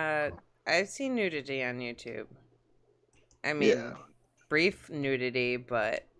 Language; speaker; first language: English; native; English